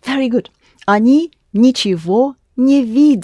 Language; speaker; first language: Russian; non-native, fluent; English